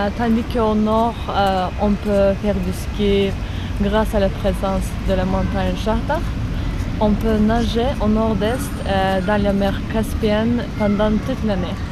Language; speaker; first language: French; non-native, fluent; Azerbaijani